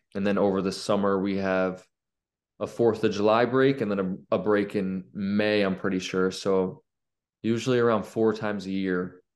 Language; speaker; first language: English; native; English